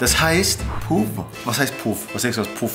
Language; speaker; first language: German; native; German